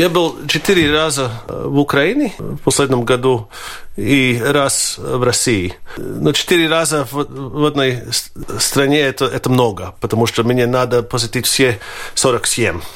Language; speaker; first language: Russian; non-native, fluent; Latvian